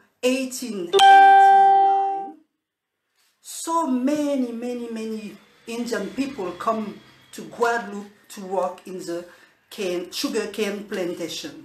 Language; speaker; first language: English; non-native, learner; French